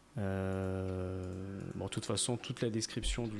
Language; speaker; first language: French; native; French